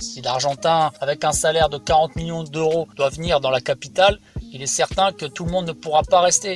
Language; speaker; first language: French; native; French